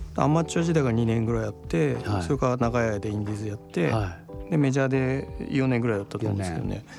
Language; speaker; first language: Japanese; native; Japanese